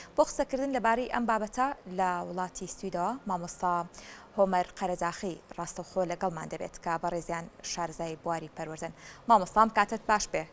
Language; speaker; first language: Central Kurdish; native; Central Kurdish